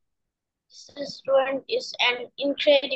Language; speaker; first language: English; non-native, learner; Bangla